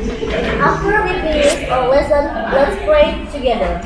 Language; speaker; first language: English; non-native, learner; Indonesian